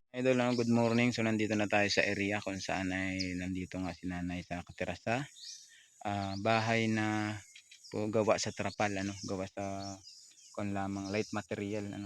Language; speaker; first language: Filipino; native; Filipino